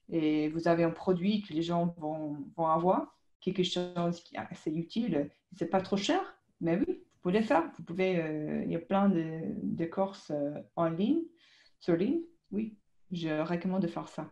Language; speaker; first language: French; non-native, fluent; English